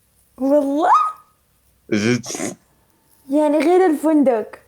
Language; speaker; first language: Arabic; non-native, learner; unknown